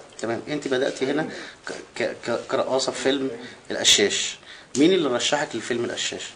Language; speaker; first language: Arabic; native; Arabic